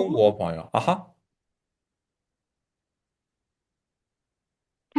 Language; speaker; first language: Chinese; non-native, fluent; Uzbek